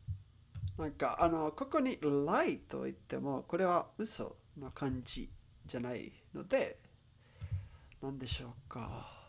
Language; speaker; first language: Japanese; non-native, learner; English